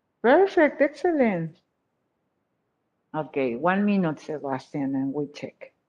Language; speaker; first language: English; non-native, fluent; Spanish